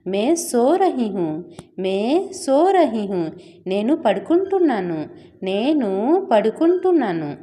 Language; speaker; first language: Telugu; non-native, fluent; Odia